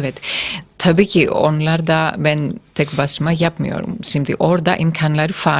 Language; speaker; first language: Turkish; non-native, fluent; Greek